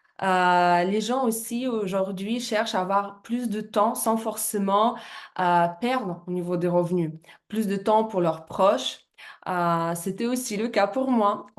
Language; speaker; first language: French; non-native, fluent; Russian